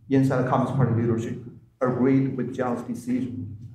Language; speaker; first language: English; non-native, fluent; Chinese